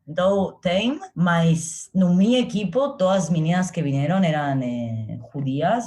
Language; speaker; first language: Portuguese; non-native, learner; Spanish